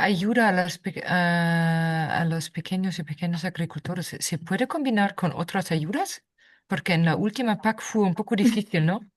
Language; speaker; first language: Spanish; non-native, fluent; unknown